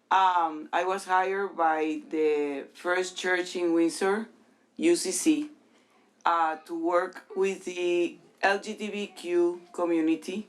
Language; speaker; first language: English; non-native, fluent; Spanish